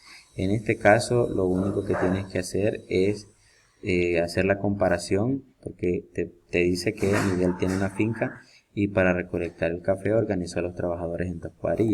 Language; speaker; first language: Spanish; native; Spanish